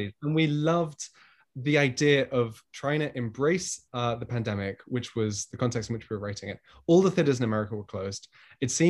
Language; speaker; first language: English; native; English